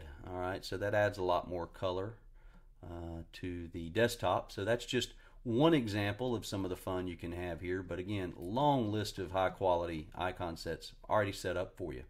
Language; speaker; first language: English; native; English